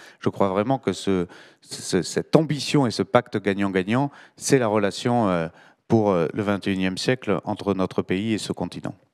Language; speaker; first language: French; native; French